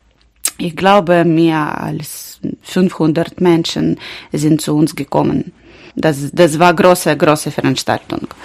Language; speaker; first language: German; non-native, learner; Ukrainian